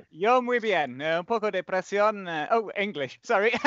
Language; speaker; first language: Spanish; non-native, fluent; English